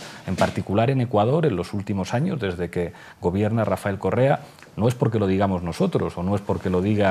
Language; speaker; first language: Spanish; native; Spanish